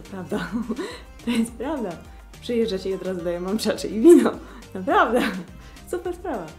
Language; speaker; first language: Polish; native; Polish